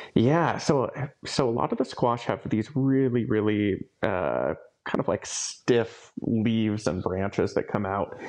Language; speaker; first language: English; native; English